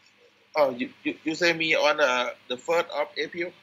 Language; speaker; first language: English; non-native, learner; Thai